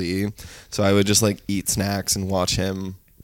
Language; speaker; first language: English; native; English